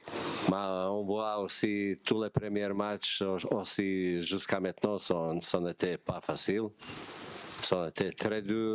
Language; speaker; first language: French; non-native, learner; Bosnian